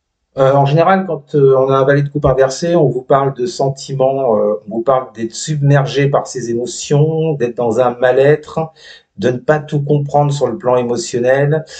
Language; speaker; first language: French; native; French